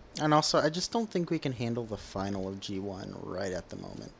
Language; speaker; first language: English; native; English